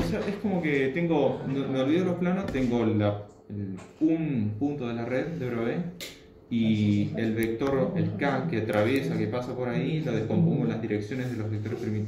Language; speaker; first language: Spanish; native; Spanish